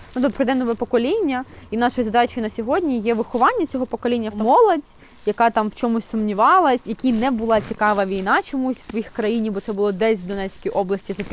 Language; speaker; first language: Ukrainian; non-native, local second language; Russian